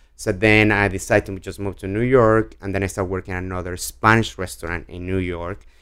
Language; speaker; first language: English; non-native, learner; Spanish